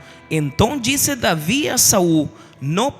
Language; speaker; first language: Portuguese; native; Portuguese